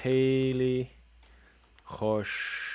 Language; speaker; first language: Persian; non-native, learner; English